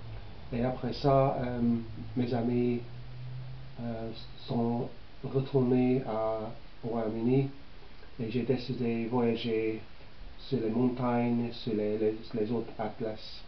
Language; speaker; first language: French; non-native, learner; English